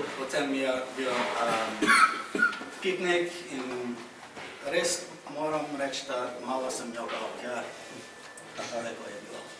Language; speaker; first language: Slovenian; non-native, fluent; English